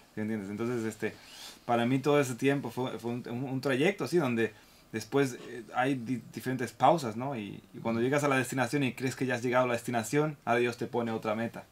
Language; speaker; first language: Spanish; native; Spanish